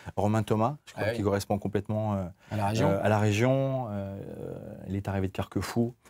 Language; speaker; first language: French; native; French